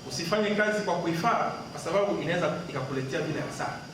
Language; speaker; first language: Swahili; non-native, local second language; Nande